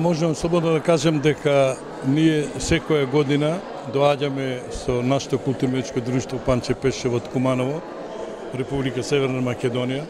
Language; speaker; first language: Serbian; non-native, learner; Macedonian